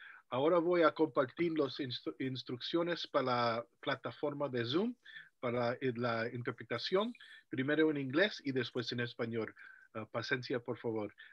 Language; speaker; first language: Spanish; non-native, fluent; English